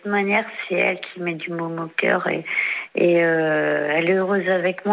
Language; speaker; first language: French; native; French